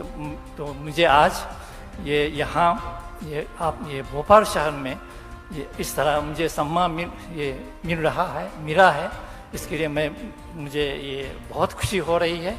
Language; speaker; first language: Hindi; non-native, fluent; Japanese